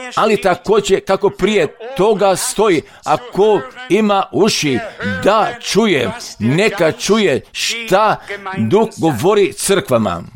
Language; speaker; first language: Croatian; non-native, fluent; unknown